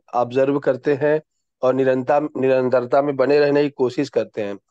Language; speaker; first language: Hindi; native; Hindi